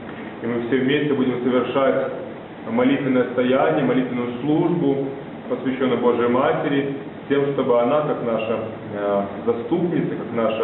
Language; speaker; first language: Russian; native; Russian